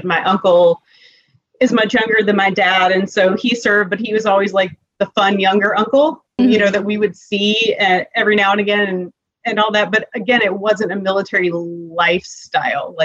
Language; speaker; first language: English; native; English